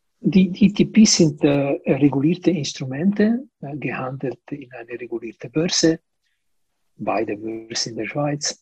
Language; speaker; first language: German; non-native, fluent; Italian